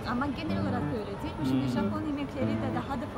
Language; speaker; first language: Turkish; non-native, learner; Russian